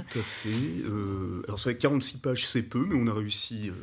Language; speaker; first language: French; native; French